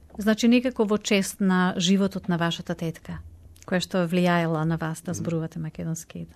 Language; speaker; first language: Macedonian; native; Macedonian